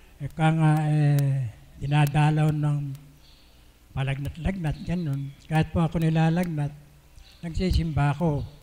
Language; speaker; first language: Filipino; native; Filipino